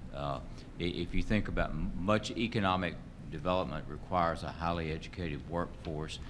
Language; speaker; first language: English; native; English